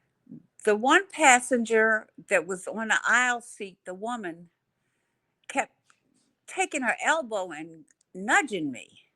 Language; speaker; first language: English; native; English